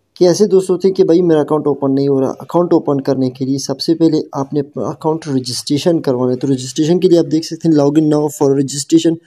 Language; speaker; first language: Urdu; non-native, local second language; Baluchi